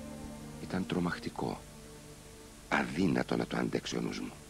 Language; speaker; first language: Greek; native; Greek